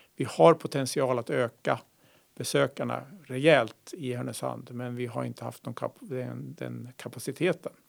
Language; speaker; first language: Swedish; native; Swedish